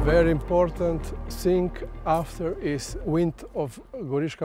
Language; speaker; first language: English; non-native, learner; Slovenian